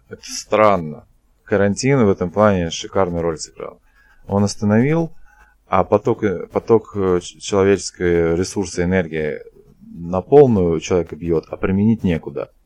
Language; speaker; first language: Russian; native; Russian